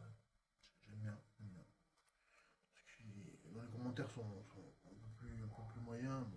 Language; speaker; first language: French; native; French